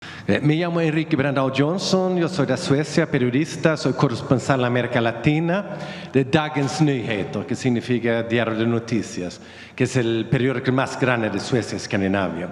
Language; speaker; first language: Spanish; non-native, fluent; Swedish